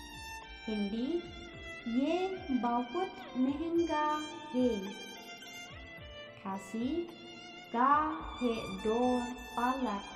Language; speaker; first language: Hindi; non-native, local second language; Khasi